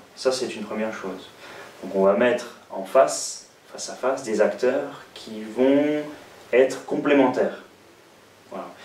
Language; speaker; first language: French; native; French